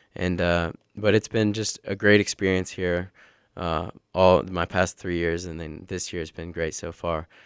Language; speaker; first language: English; native; English